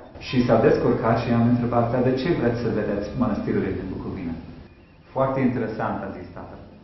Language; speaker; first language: Romanian; non-native, fluent; English